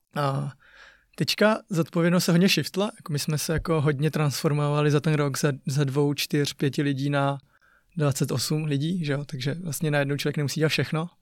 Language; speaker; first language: Czech; early bilingual, other home language; Chinese